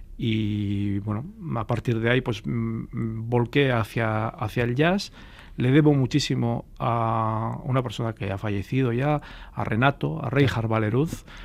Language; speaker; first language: Spanish; early bilingual, heritage; Portuguese